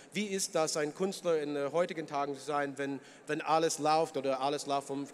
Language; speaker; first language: German; non-native, learner; English